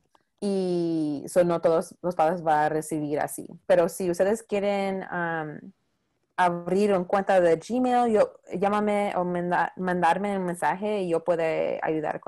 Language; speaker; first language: Spanish; non-native, local second language; English